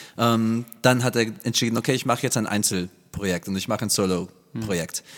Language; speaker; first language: German; non-native, fluent; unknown